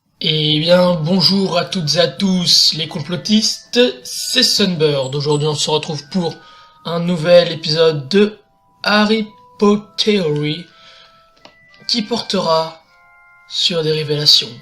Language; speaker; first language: French; native; French